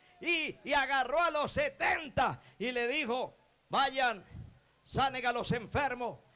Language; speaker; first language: Spanish; native; Spanish